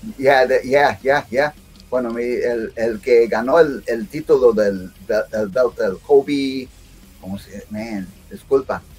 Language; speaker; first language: Spanish; early bilingual, heritage; Spanish